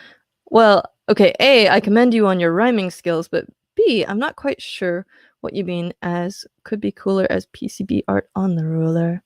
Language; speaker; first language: English; native; English